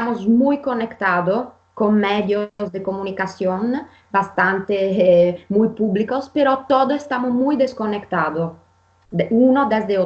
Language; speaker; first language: Spanish; non-native, fluent; Italian